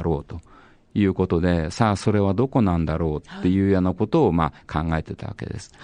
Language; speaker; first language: Japanese; native; Japanese